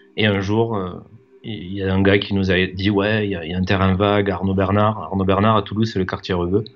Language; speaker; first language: French; native; French